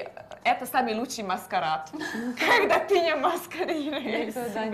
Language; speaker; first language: Russian; non-native, learner; Hungarian